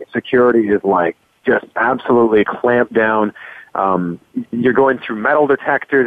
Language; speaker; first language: English; native; English